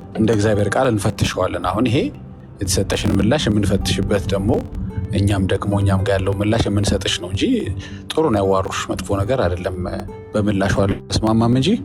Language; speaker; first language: Amharic; native; Amharic